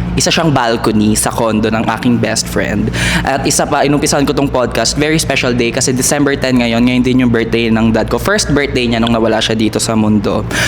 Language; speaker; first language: Filipino; native; Filipino